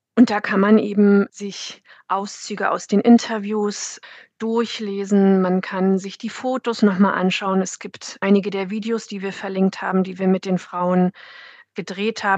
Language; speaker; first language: German; native; German